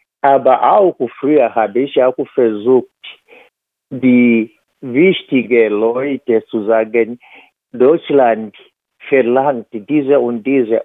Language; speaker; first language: German; non-native, fluent; Swahili